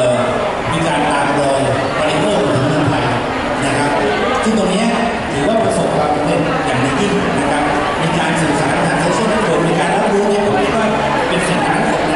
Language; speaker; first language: Thai; native; Thai